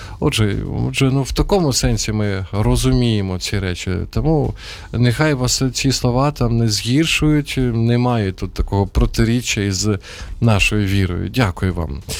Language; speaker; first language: Ukrainian; non-native, local second language; Russian